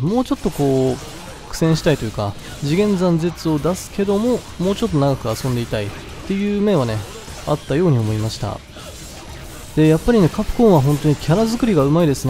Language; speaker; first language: Japanese; native; Japanese